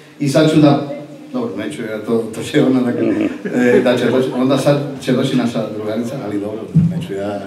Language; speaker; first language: Serbian; non-native, fluent; Spanish